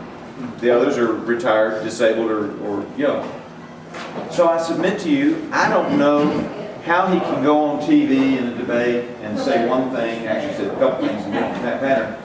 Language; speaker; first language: English; native; English